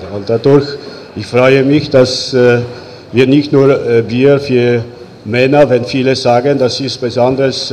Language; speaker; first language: German; non-native, fluent; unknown